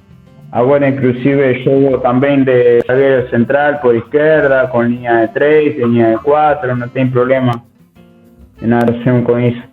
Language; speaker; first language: Portuguese; non-native, learner; Spanish